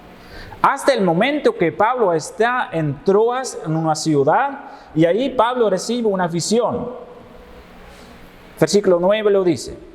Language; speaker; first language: Spanish; non-native, fluent; Dutch